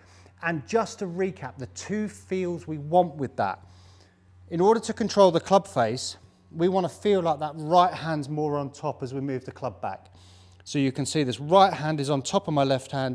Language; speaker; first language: English; native; English